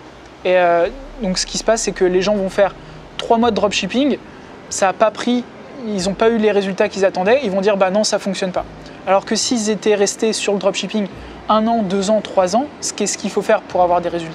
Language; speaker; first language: French; native; French